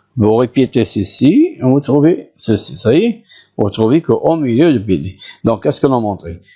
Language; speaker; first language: French; non-native, local second language; Arabic